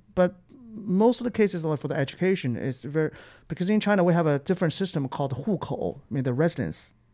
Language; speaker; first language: English; non-native, fluent; Chinese